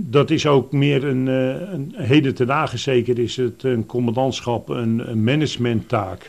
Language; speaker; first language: Dutch; native; Dutch